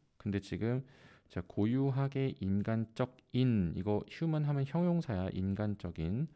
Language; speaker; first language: Korean; native; Korean